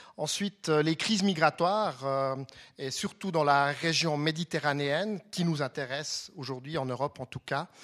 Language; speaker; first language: French; non-native, local second language; German